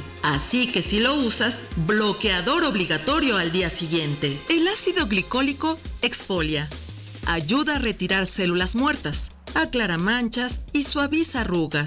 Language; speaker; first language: Spanish; native; Spanish